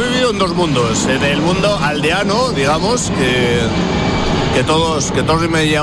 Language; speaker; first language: Spanish; non-native, local second language; Basque